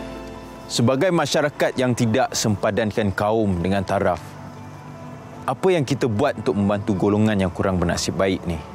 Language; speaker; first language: Malay; native; Malay